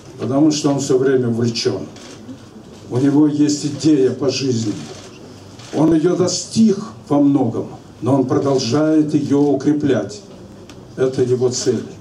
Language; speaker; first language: Russian; native; Russian